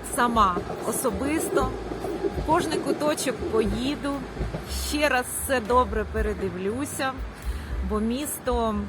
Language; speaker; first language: Ukrainian; native; Ukrainian